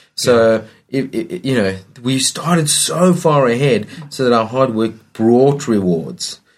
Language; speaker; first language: English; native; English